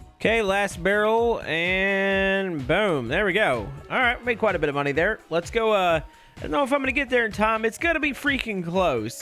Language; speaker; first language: English; native; English